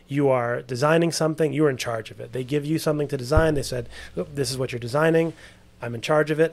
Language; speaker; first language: English; native; English